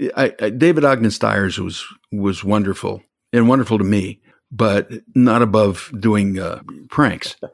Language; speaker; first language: English; native; English